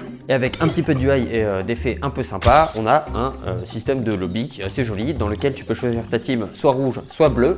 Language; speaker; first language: French; native; French